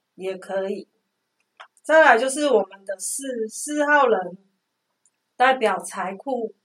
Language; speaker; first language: Chinese; non-native, local second language; Min Nan Chinese